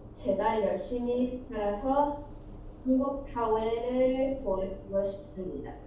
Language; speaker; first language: Korean; early bilingual, heritage; English